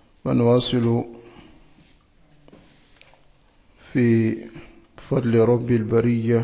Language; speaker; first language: Arabic; non-native, fluent; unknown